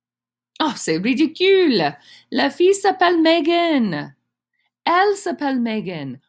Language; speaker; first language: French; non-native, fluent; English